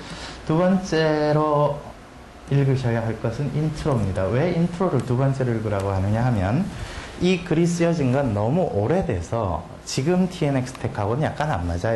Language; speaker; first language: Korean; native; Korean